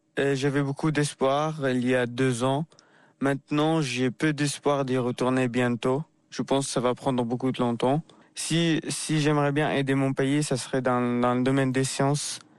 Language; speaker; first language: French; non-native, fluent; Arabic